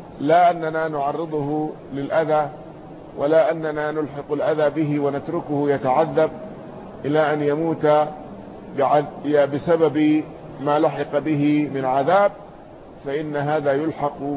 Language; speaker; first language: Arabic; native; Arabic